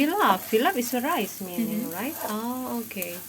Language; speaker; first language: English; non-native, fluent; Indonesian